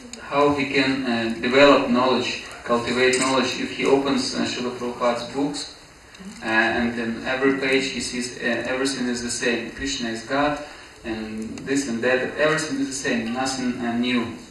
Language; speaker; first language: English; non-native, fluent; Russian